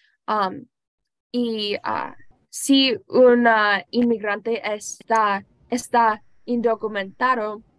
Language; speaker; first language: Spanish; non-native, learner; English